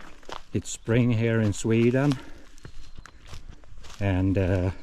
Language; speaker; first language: English; non-native, fluent; Swedish